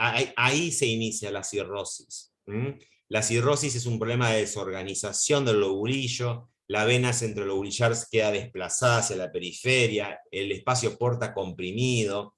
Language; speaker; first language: Spanish; native; Spanish